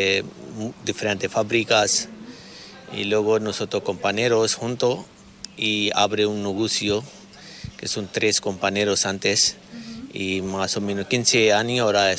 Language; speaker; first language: Spanish; non-native, learner; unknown